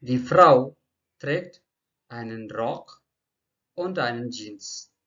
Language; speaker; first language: German; non-native, fluent; Marathi